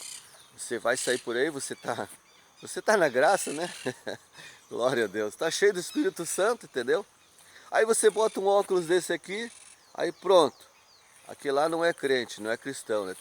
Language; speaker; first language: Portuguese; native; Portuguese